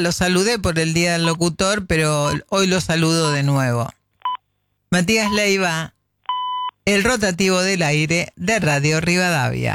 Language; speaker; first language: Spanish; native; Spanish